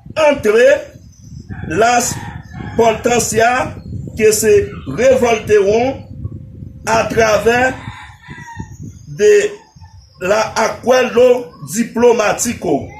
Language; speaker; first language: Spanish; non-native, learner; Haitian Creole